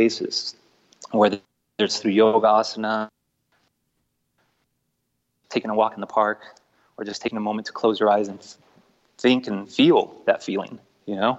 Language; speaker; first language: English; native; English